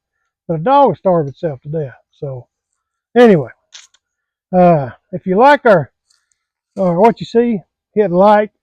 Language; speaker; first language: English; native; English